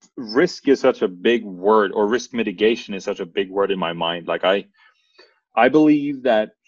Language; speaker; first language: English; non-native, fluent; Norwegian